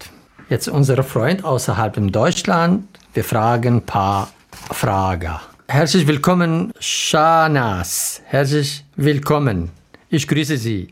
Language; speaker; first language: German; non-native, learner; Arabic